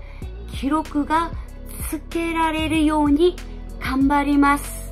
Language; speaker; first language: Japanese; non-native, fluent; Korean